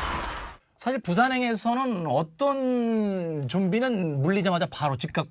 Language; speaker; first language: Korean; native; Korean